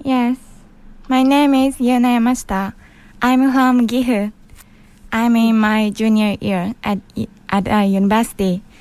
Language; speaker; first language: English; non-native, learner; Japanese